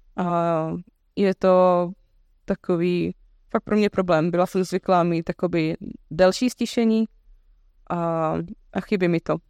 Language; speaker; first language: Czech; native; Czech